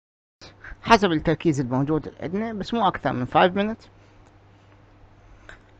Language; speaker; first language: Arabic; native; Arabic